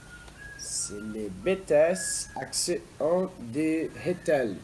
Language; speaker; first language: French; non-native, learner; Portuguese